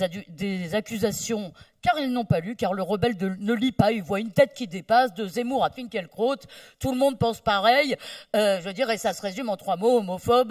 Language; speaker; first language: French; native; French